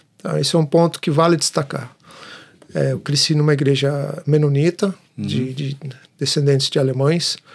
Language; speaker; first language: Portuguese; native; Portuguese